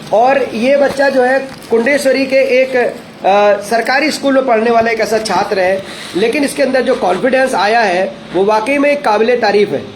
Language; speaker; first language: Hindi; native; Hindi